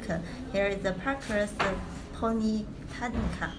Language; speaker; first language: English; non-native, learner; Chinese